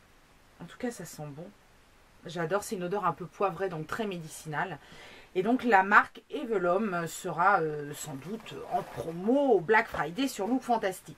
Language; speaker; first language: French; native; French